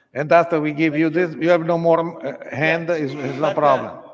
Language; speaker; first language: English; non-native, learner; Italian